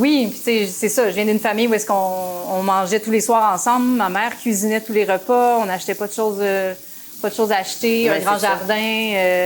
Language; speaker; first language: French; native; French